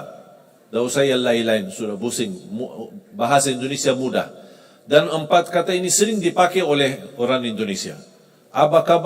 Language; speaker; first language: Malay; non-native, fluent; Arabic